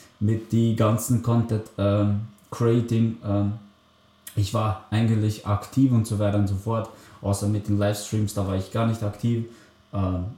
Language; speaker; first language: German; early bilingual, other home language; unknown